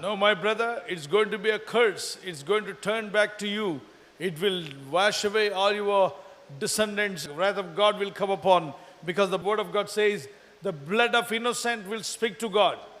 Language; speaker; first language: English; non-native, local second language; Telugu